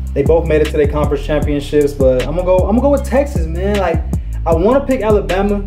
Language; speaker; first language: English; native; English